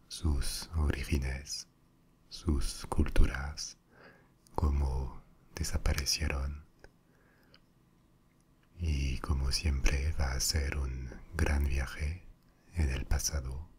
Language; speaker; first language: Spanish; non-native, fluent; French